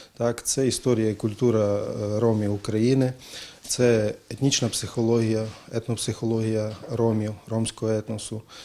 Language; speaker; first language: Ukrainian; native; Ukrainian